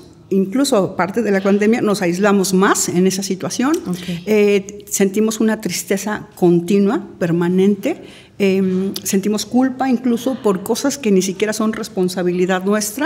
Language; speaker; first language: Spanish; native; Spanish